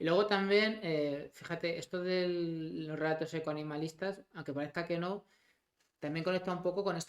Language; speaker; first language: Spanish; native; Spanish